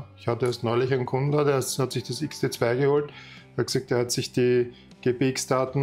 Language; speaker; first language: German; native; German